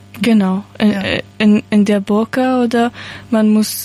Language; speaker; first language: German; non-native, learner; Persian